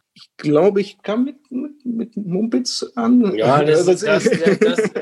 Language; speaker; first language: German; non-native, fluent; English